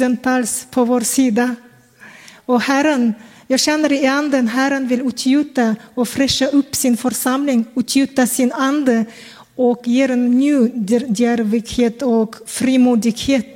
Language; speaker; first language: Swedish; non-native, fluent; Kazakh